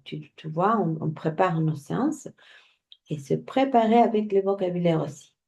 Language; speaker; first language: French; non-native, fluent; Spanish